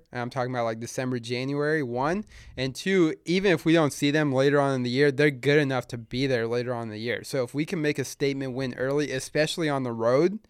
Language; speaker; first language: English; native; English